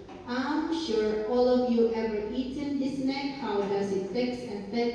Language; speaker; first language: English; non-native, learner; Indonesian